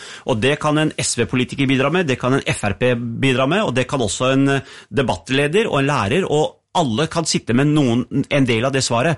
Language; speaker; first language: Norwegian; early bilingual, other home language; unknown